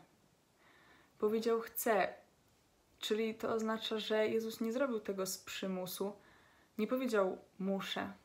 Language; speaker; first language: Polish; native; Polish